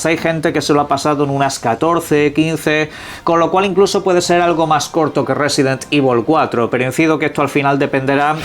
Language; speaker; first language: Spanish; native; Spanish